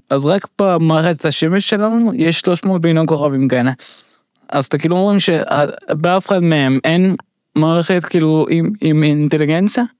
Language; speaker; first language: Hebrew; early bilingual, other home language; Russian